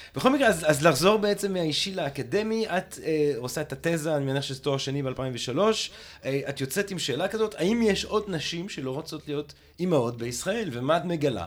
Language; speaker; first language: Hebrew; non-native, fluent; English